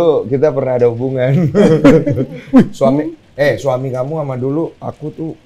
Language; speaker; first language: Indonesian; native; Indonesian